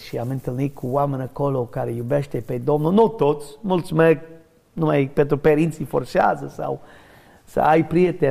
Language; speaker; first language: Romanian; non-native, learner; English